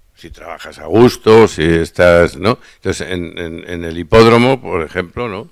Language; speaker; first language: Spanish; native; Spanish